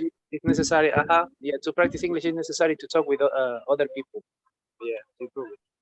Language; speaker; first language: English; non-native, learner; Spanish